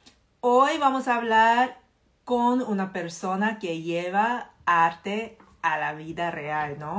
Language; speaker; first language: Spanish; non-native, fluent; Korean